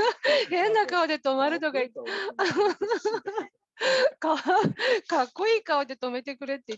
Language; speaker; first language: Japanese; native; Japanese